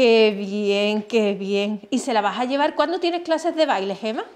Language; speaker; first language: Spanish; native; Spanish